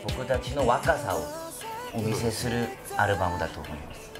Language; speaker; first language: Japanese; non-native, fluent; Korean